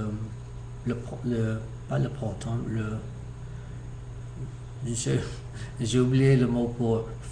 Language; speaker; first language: French; non-native, learner; English